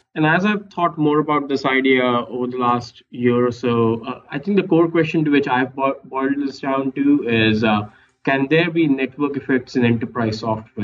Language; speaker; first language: English; non-native, local second language; Hindi